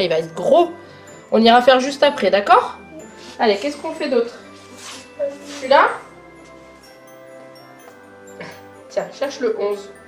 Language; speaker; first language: French; native; French